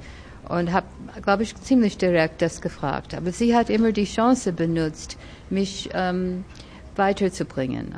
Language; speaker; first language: German; early bilingual, other home language; French